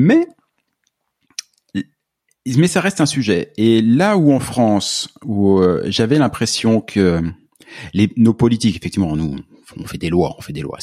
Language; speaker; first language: French; native; French